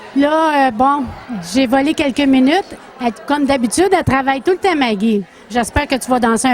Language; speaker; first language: French; native; French